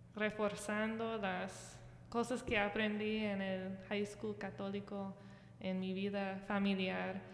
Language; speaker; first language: Spanish; early bilingual, heritage; Spanish